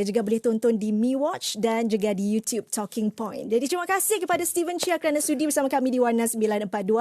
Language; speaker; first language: Malay; native; Malay